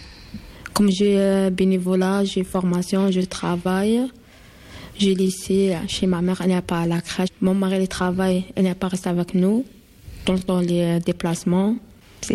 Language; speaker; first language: French; non-native, learner; Arabic